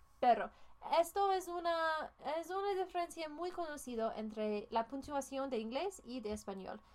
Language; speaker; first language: Spanish; non-native, fluent; English